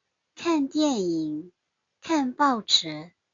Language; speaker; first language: Chinese; non-native, fluent; Burmese